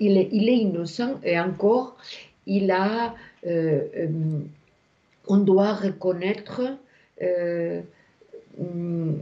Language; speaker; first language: French; non-native, fluent; Spanish